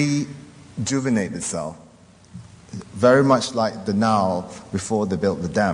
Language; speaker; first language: English; non-native, local second language; Min Nan Chinese